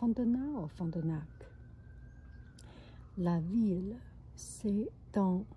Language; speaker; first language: French; non-native, fluent; Chinese